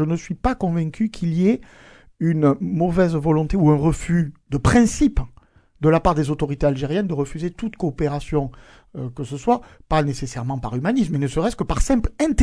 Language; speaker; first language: French; native; French